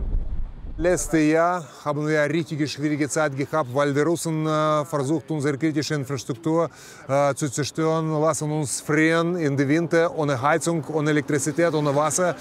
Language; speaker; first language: German; non-native, learner; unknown